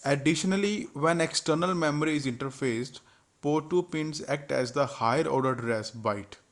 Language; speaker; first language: English; non-native, local second language; Punjabi